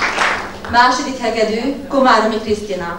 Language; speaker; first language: Hungarian; native; Hungarian